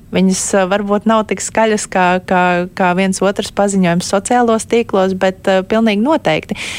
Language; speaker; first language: Latvian; native; Latvian